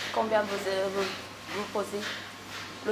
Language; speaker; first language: French; non-native, fluent; Japanese